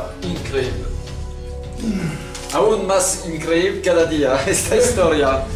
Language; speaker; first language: Spanish; non-native, fluent; French